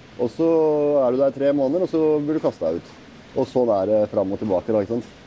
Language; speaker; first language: Norwegian; native; Norwegian